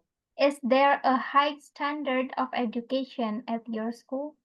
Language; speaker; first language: English; non-native, fluent; Indonesian